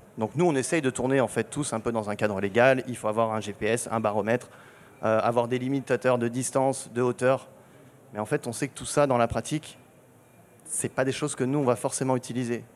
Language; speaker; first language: French; native; French